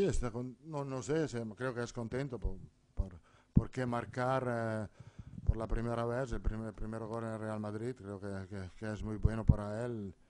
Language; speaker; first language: Spanish; non-native, fluent; Italian